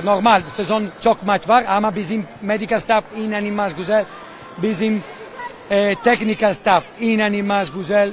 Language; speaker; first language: Turkish; non-native, learner; Italian